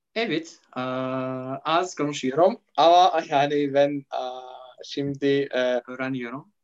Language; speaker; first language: English; non-native, fluent; Arabic